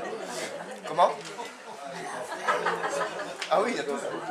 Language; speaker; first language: French; non-native, learner; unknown